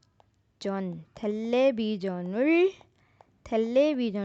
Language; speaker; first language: Korean; non-native, fluent; Urdu